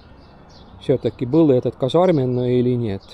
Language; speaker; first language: Russian; non-native, local second language; Estonian